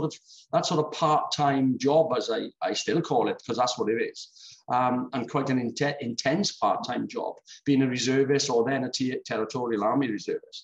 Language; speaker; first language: English; native; English